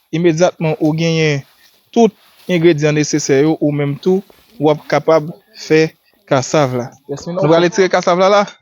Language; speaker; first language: Haitian Creole; native; Haitian Creole